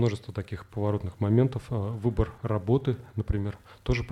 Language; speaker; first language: Russian; native; Russian